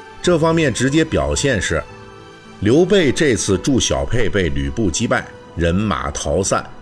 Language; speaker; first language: Chinese; native; Chinese